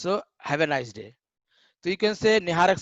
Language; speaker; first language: English; non-native, learner; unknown